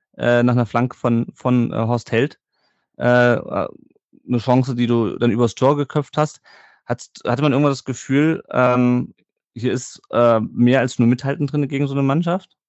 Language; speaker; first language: German; native; German